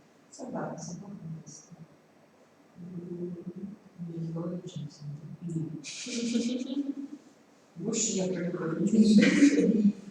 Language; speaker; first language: Russian; non-native, learner; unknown